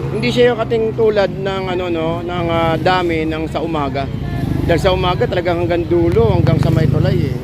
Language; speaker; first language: Filipino; native; Filipino